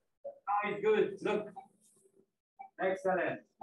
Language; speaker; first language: English; non-native, fluent; Romanian